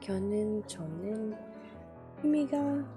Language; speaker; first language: Korean; non-native, learner; English